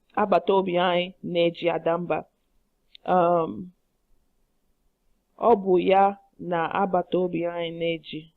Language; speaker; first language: Igbo; non-native, learner; English